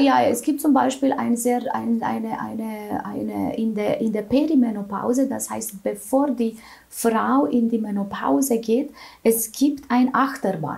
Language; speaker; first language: German; non-native, fluent; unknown